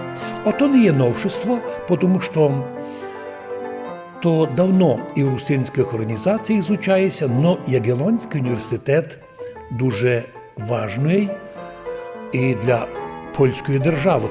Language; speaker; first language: Ukrainian; non-native, local second language; Rusyn